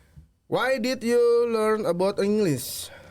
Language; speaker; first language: English; non-native, learner; Indonesian